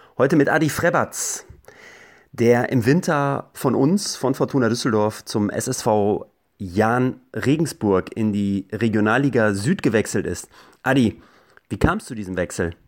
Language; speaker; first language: German; native; German